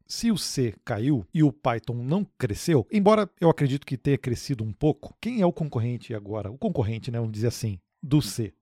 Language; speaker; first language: Portuguese; native; Portuguese